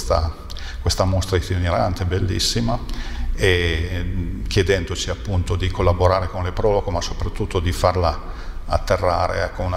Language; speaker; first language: Italian; native; Italian